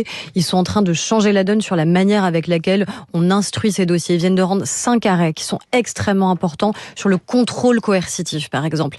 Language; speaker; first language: French; native; French